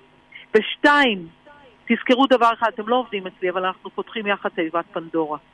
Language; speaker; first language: Hebrew; native; Hebrew